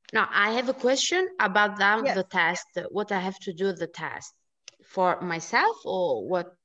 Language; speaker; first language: English; non-native, learner; Italian